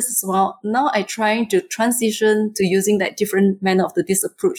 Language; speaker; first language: English; non-native, local second language; Chinese